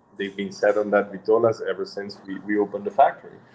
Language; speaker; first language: English; non-native, fluent; French